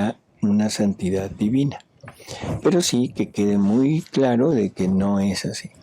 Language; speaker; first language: Spanish; native; Spanish